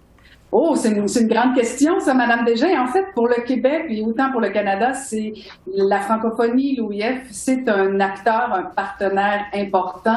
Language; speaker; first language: French; native; French